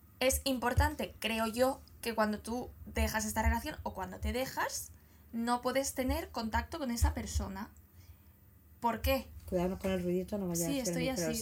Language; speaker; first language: Spanish; native; Spanish